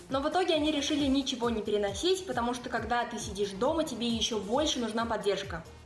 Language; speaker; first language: Russian; native; Russian